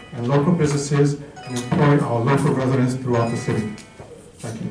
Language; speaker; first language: English; native; English